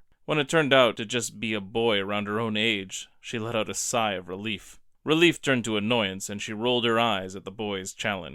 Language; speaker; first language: English; native; English